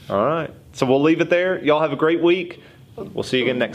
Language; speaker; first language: English; native; English